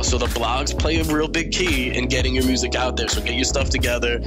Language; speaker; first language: English; native; English